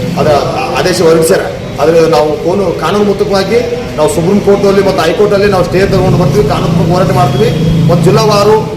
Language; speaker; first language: Kannada; native; Kannada